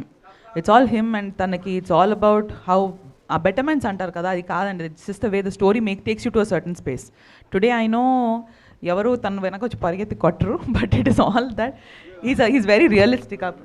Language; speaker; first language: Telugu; non-native, local second language; Hindi